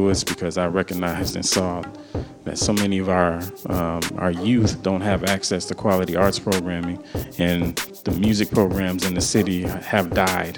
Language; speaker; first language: English; native; English